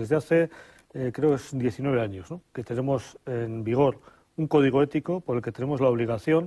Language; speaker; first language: Spanish; native; Spanish